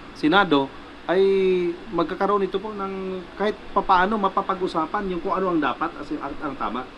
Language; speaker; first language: Filipino; non-native, local second language; Bikol